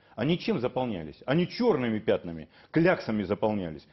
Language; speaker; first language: Russian; native; Russian